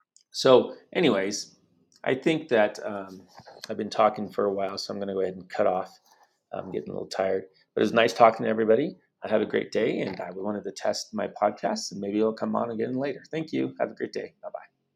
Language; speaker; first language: English; native; English